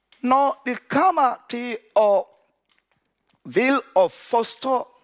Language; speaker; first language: Danish; non-native, learner; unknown